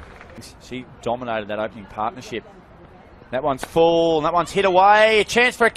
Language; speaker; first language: English; native; English